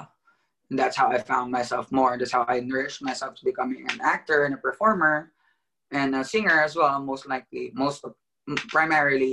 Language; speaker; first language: English; non-native, local second language; Filipino